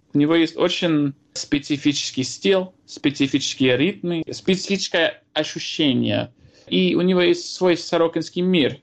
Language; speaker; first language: Russian; non-native, fluent; English